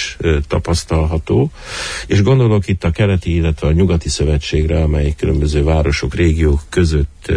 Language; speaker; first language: Hungarian; native; Hungarian